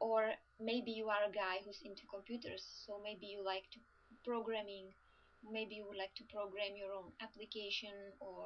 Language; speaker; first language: English; non-native, fluent; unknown